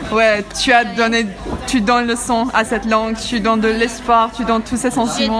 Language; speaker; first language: French; non-native, fluent; Turkish